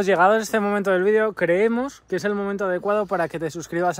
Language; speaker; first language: Spanish; native; Spanish